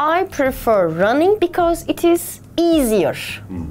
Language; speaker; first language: English; non-native, fluent; Turkish